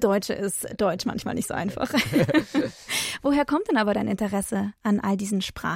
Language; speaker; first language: German; native; German